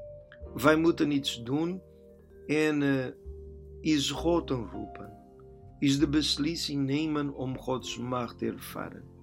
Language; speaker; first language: Dutch; non-native, learner; Portuguese